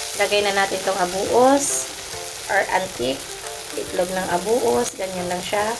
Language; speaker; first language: Filipino; non-native, local second language; Iloko